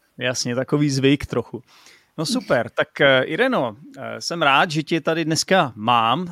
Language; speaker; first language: Czech; native; Czech